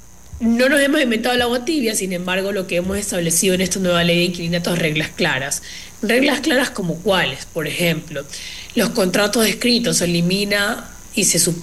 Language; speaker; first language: Spanish; native; Spanish